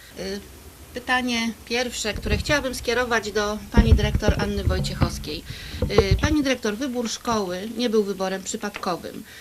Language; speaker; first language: Polish; native; Polish